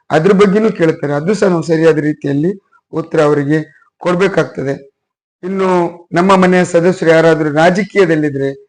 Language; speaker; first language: Kannada; non-native, local second language; Urdu